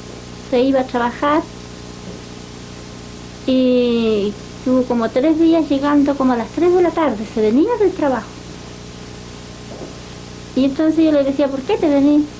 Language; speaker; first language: Spanish; native; Spanish